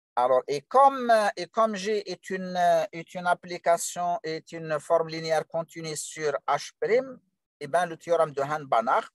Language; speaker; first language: French; non-native, local second language; Arabic